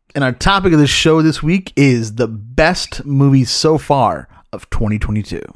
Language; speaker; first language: English; early bilingual, other home language; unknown